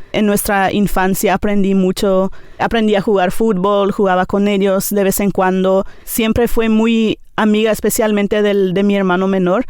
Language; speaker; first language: Spanish; non-native, local second language; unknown